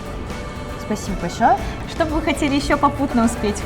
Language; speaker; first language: Russian; native; Russian